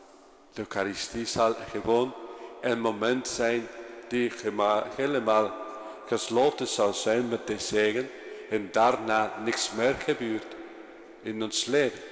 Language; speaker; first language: Dutch; non-native, fluent; Spanish